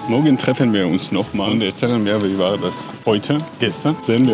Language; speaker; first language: German; non-native, learner; Georgian